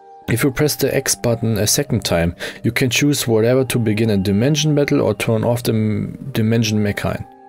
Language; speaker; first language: English; non-native, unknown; German